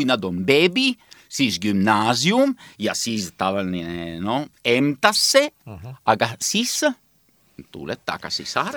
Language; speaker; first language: Estonian; non-native, learner; Italian